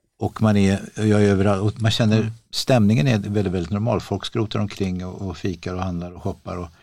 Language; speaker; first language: Swedish; native; Swedish